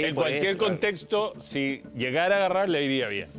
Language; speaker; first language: Spanish; native; Spanish